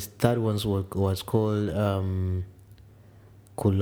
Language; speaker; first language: English; non-native, local second language; Ganda